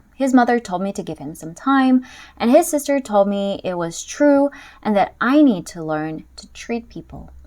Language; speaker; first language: English; non-native, fluent; Russian